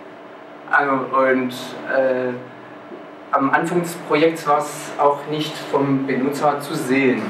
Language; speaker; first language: German; non-native, fluent; French